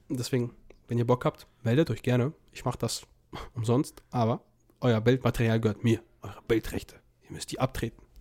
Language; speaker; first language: German; early bilingual, other home language; Russian